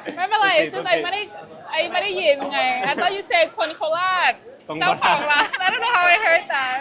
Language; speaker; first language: Thai; native; Thai